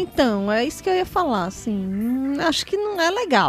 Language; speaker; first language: Portuguese; native; Portuguese